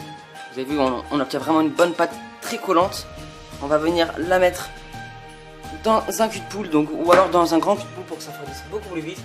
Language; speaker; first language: French; native; French